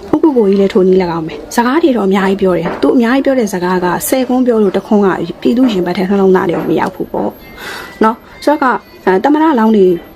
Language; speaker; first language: Burmese; native; Burmese